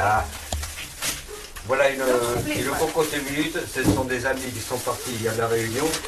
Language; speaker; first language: French; native; French